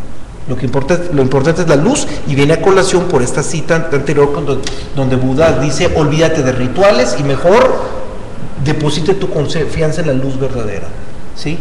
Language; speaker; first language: Spanish; native; Spanish